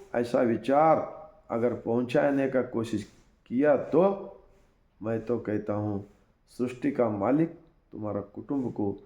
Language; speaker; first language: Hindi; non-native, local second language; Kannada